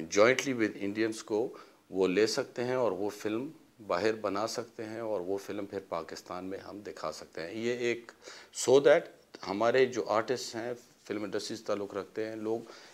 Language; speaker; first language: Urdu; non-native, local second language; Pashto